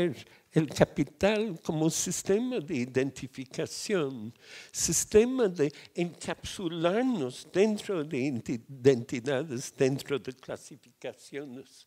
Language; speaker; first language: Spanish; non-native, fluent; English